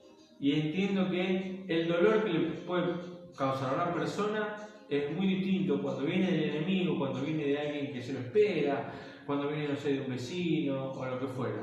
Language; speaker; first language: Spanish; native; Spanish